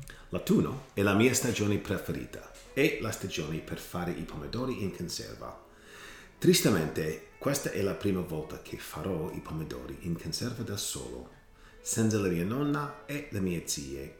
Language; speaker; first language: Italian; non-native, learner; English